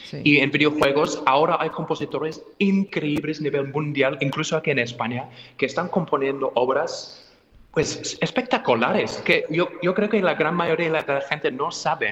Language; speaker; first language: Spanish; non-native, fluent; English